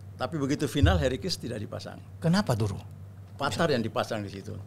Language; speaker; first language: Indonesian; native; Indonesian